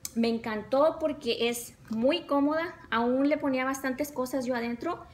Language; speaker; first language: Spanish; early bilingual, other home language; English